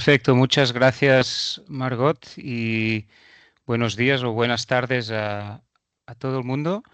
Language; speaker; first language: Spanish; non-native, fluent; English